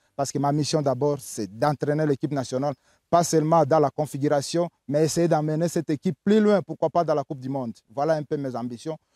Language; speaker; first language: French; non-native, local second language; Swahili